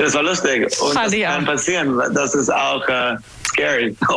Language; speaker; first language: German; non-native, learner; English